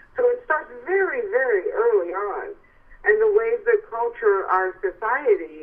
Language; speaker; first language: English; native; English